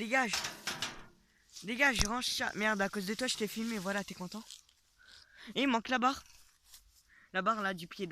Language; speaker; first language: French; native; French